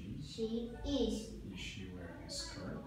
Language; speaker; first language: English; non-native, fluent; Vietnamese